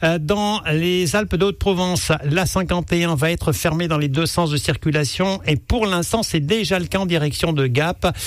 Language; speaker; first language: French; native; French